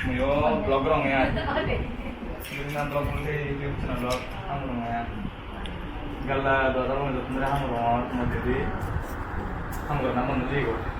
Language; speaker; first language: Hindi; non-native, local second language; Chakma